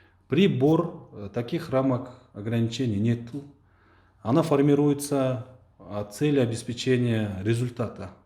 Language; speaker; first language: Russian; non-native, local second language; Kyrgyz